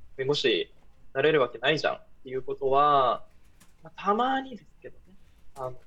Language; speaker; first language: Japanese; early bilingual, other home language; Portuguese